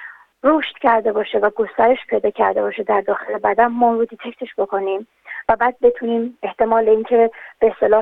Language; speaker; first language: Persian; native; Persian